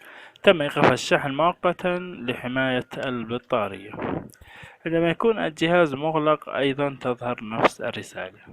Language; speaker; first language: Arabic; native; Arabic